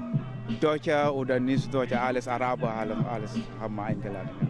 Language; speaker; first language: German; non-native, learner; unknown